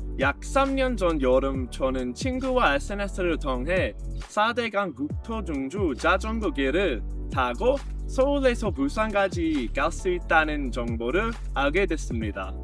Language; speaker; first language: Korean; non-native, fluent; English